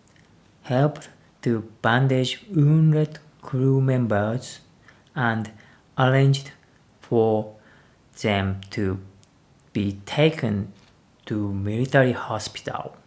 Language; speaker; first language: English; non-native, learner; Japanese